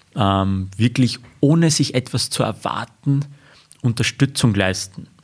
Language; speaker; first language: German; early bilingual, other home language; Armenian